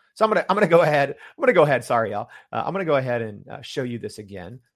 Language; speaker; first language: English; native; English